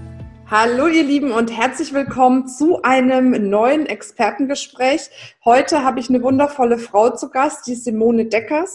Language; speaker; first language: German; native; German